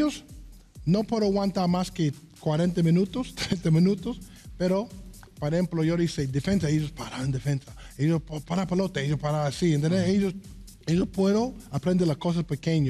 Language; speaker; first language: Spanish; non-native, learner; English